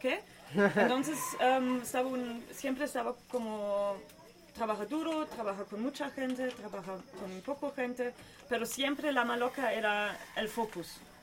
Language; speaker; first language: Spanish; non-native, learner; German